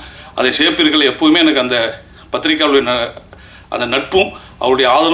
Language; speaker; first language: Tamil; native; Tamil